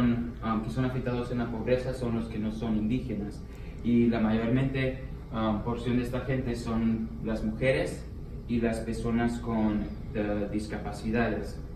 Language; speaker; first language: Spanish; early bilingual, heritage; Spanish